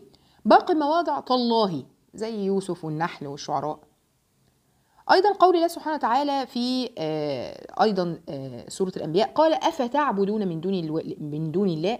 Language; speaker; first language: Arabic; native; Arabic